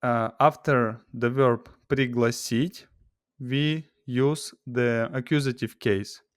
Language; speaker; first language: English; non-native, fluent; Russian